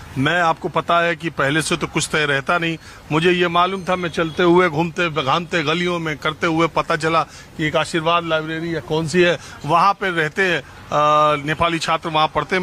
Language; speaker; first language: Hindi; native; Hindi